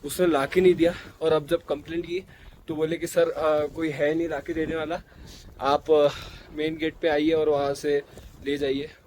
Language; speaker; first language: Hindi; non-native, local second language; Marathi